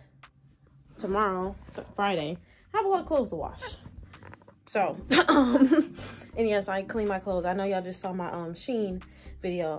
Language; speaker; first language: English; native; English